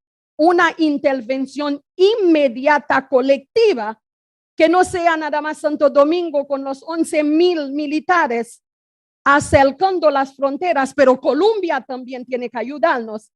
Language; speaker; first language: Spanish; non-native, fluent; Haitian Creole